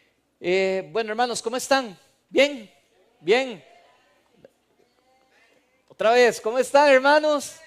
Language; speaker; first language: Spanish; native; Spanish